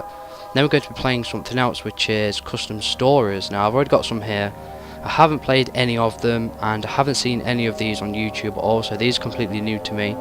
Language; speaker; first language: English; native; English